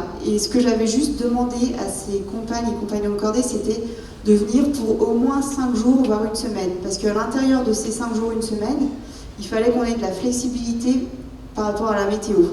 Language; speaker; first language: French; native; French